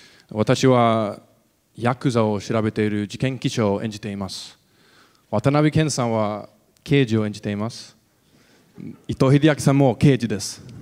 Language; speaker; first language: Japanese; non-native, learner; English